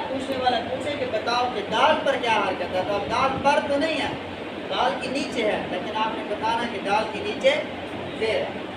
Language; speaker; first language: Urdu; native; Urdu